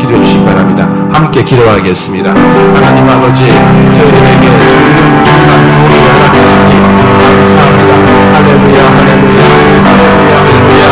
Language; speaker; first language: Korean; native; Korean